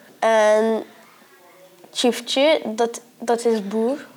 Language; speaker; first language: Dutch; early bilingual, other home language; Turkish